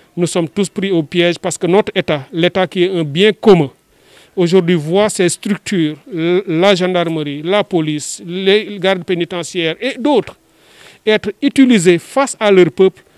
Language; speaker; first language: French; non-native, local second language; Wolof